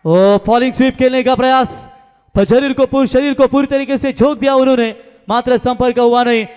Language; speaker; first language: Hindi; non-native, local second language; Marathi